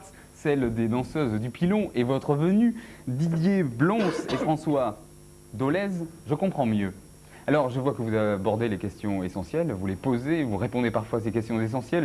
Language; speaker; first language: French; native; French